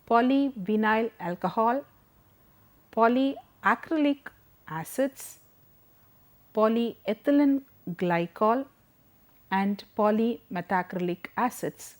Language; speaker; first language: English; non-native, local second language; Tamil